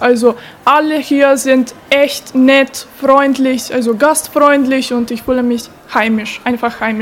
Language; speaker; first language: German; non-native, fluent; Macedonian